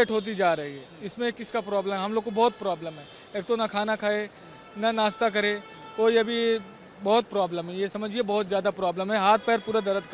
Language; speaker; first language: Hindi; native; Hindi